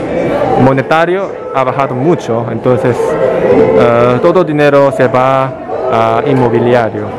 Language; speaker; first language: Spanish; non-native, fluent; Korean